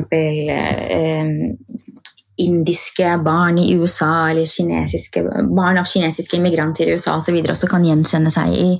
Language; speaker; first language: Norwegian; early bilingual, other home language; Arabic